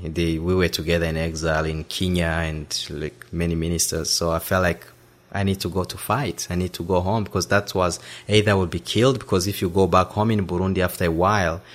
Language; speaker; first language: English; non-native, fluent; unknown